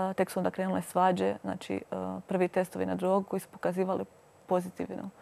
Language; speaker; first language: Croatian; native; Croatian